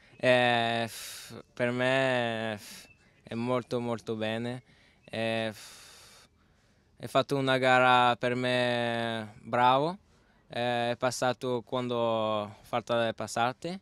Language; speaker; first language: Italian; non-native, learner; French